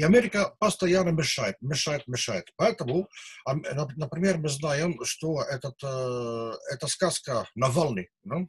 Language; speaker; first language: Russian; non-native, learner; Dutch